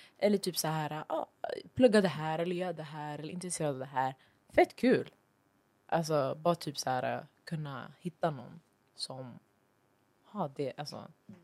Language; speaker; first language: Swedish; early bilingual, other home language; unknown